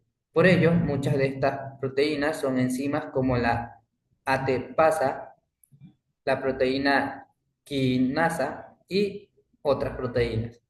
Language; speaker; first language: Spanish; native; Spanish